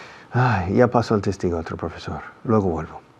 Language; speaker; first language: Spanish; non-native, fluent; English